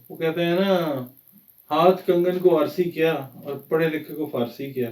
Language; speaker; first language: Urdu; native; Urdu